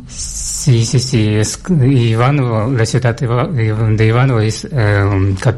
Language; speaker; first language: Catalan; non-native, learner; Russian